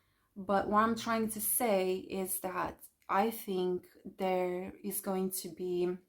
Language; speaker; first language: English; non-native, fluent; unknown